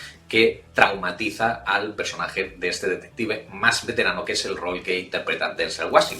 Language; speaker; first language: Spanish; native; Spanish